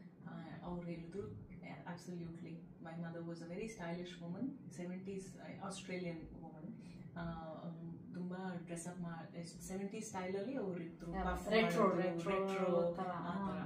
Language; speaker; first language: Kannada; non-native, local second language; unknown